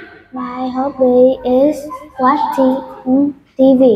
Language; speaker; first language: English; non-native, learner; Vietnamese